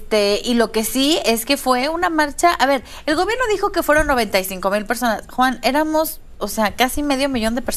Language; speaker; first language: Spanish; native; Spanish